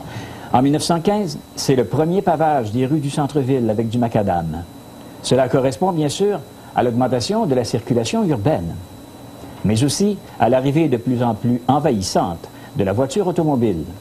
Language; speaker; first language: French; native; French